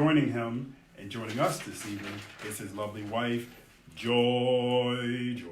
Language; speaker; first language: English; native; English